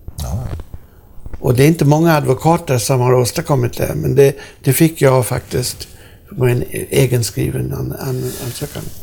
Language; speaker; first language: Swedish; non-native, fluent; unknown